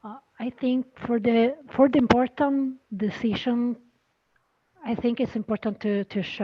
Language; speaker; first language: English; non-native, learner; Italian